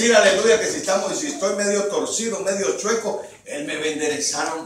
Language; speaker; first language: Spanish; native; Spanish